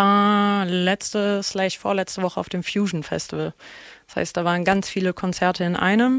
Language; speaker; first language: German; native; German